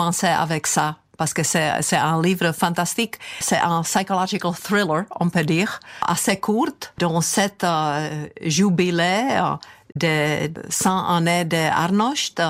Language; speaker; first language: French; non-native, fluent; Czech